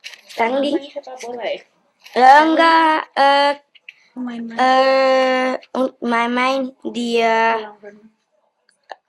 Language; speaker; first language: Indonesian; early bilingual, heritage; Dutch